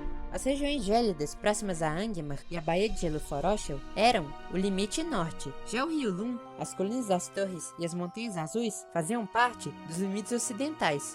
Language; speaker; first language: Portuguese; native; Portuguese